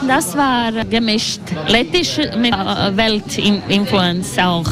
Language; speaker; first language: German; non-native, learner; Latvian